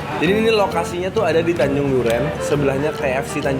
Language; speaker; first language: Indonesian; native; Indonesian